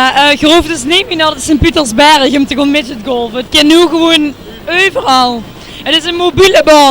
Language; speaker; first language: Dutch; native; Dutch